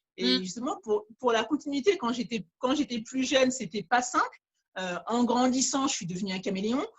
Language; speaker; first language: French; early bilingual, other home language; Bambara